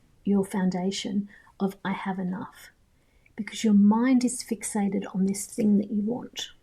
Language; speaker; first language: English; native; English